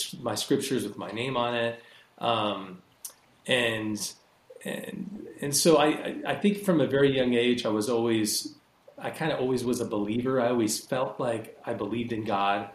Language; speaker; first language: English; native; English